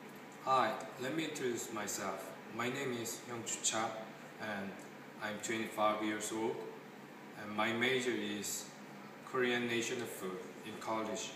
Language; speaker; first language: English; non-native, learner; Korean